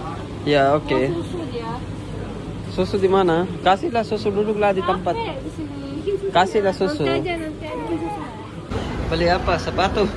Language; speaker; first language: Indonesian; non-native, learner; Urdu